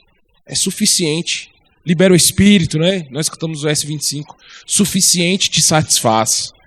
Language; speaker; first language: Portuguese; native; Portuguese